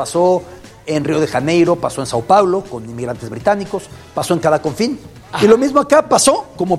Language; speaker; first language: Spanish; native; Spanish